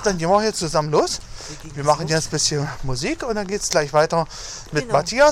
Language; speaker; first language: German; native; German